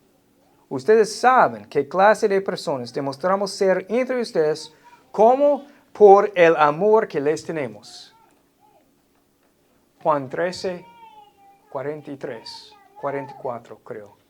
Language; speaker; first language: Spanish; non-native, fluent; English